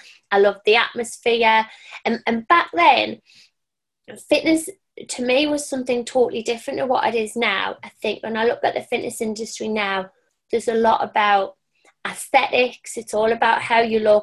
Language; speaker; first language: English; native; English